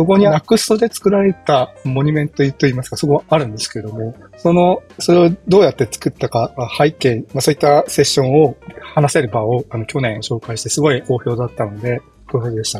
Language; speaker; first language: Japanese; native; Japanese